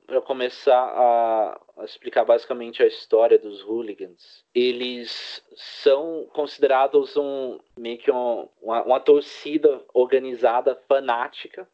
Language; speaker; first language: Portuguese; early bilingual, heritage; Portuguese